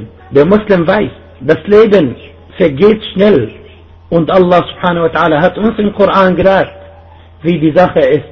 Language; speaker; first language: German; non-native, fluent; Arabic